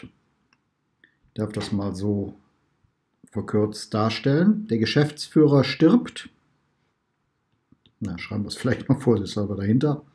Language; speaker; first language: German; native; German